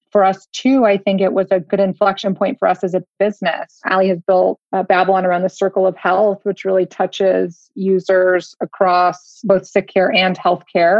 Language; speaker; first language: English; native; English